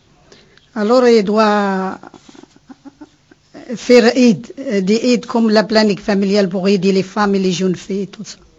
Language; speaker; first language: French; non-native, learner; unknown